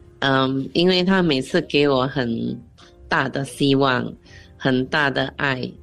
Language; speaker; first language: Chinese; non-native, local second language; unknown